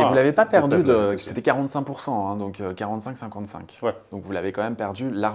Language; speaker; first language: French; native; French